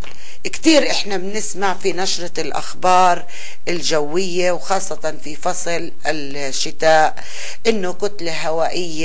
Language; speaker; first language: Arabic; native; Arabic